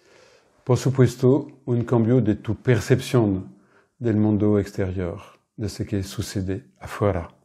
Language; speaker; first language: Spanish; non-native, fluent; French